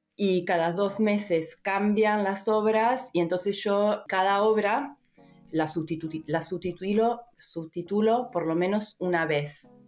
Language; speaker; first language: Spanish; early bilingual, heritage; Spanish